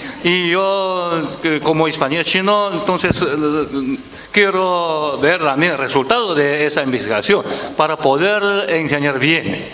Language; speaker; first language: Spanish; non-native, fluent; Chinese